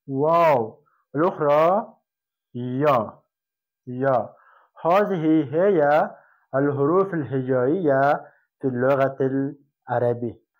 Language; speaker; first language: Arabic; non-native, fluent; Persian